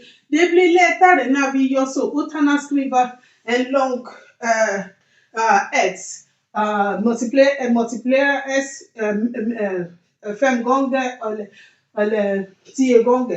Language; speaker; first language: Swedish; non-native, learner; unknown